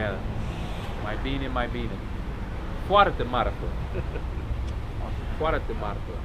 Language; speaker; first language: Romanian; non-native, learner; English